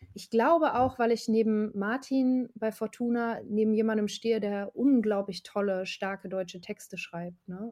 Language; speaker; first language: German; native; German